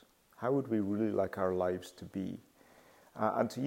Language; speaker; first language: English; native; English